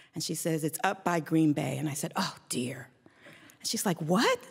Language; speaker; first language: English; native; English